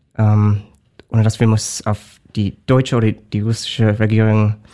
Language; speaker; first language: German; non-native, learner; English